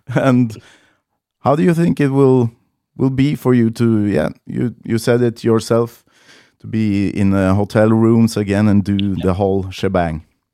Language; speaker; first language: English; non-native, fluent; Norwegian